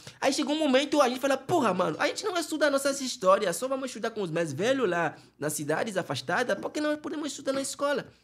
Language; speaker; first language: Portuguese; non-native, fluent; Fon